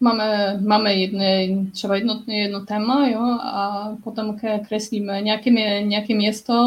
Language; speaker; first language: Czech; non-native, learner; Polish